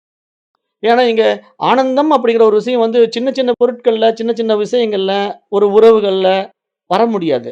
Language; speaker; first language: Tamil; native; Tamil